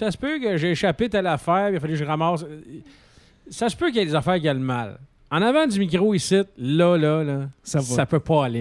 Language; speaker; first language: French; native; French